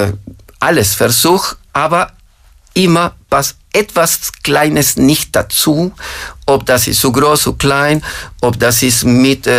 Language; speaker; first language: German; non-native, fluent; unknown